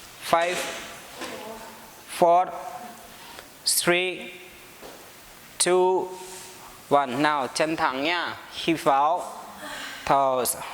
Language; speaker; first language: Vietnamese; non-native, learner; Hindi